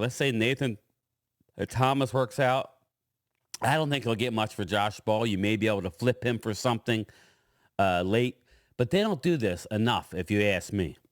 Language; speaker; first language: English; native; English